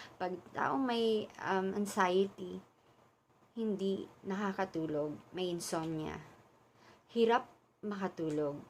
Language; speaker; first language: Filipino; non-native, local second language; Cebuano